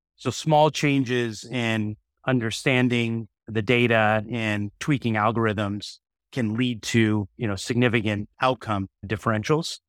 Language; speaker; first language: English; native; English